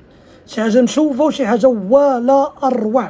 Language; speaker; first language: Arabic; native; Arabic